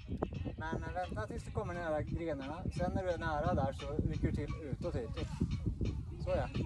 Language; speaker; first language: Swedish; native; Swedish